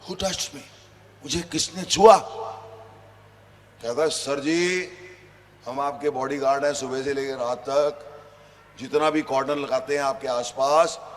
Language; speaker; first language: Hindi; non-native, local second language; Punjabi